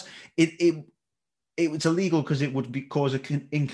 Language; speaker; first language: English; native; English